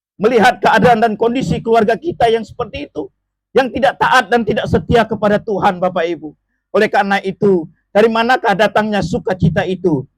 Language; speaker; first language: Indonesian; non-native, local second language; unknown